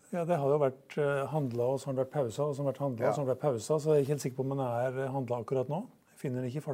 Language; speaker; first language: Norwegian; native; Norwegian